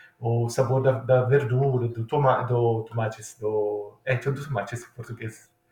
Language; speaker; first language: Portuguese; non-native, fluent; Italian